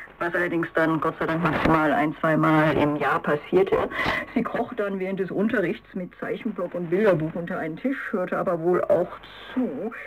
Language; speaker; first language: German; native; German